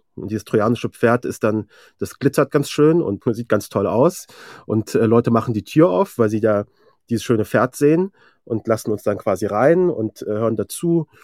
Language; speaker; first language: German; early bilingual, other home language; Persian